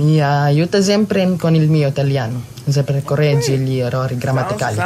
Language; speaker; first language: Italian; non-native, learner; Filipino